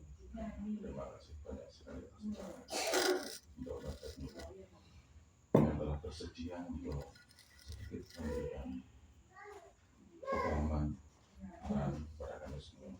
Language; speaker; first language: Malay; non-native, local second language; Javanese